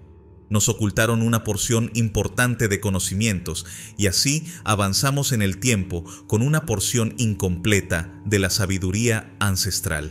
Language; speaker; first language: Spanish; native; Spanish